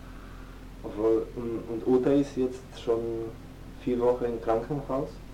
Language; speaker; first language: German; non-native, fluent; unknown